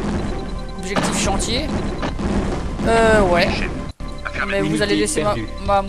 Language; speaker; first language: French; native; French